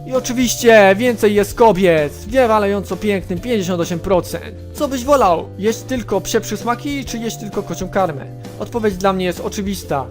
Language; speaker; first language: Polish; native; Polish